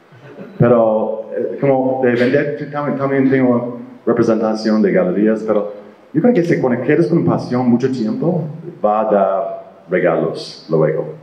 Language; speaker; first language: Spanish; non-native, fluent; English